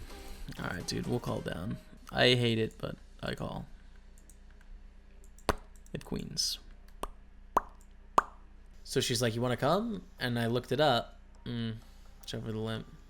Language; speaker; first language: English; native; English